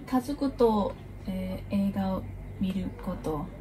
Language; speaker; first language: Japanese; non-native, learner; Burmese